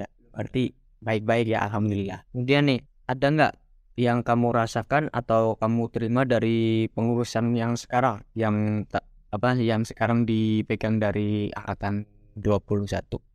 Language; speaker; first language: Indonesian; native; Indonesian